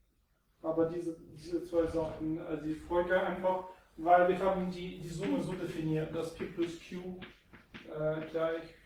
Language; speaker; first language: German; non-native, fluent; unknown